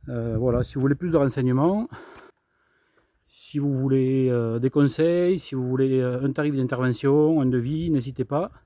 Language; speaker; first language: French; native; French